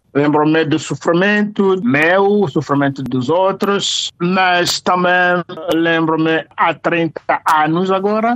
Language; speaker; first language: Portuguese; non-native, fluent; Kinyarwanda